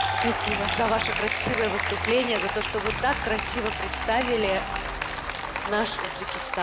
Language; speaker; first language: Russian; non-native, local second language; Uzbek